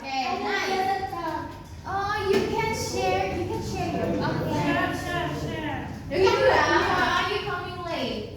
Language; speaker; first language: English; non-native, learner; Indonesian